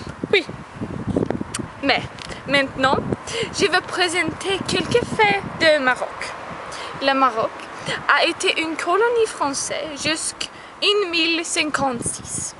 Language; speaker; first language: French; non-native, learner; Swedish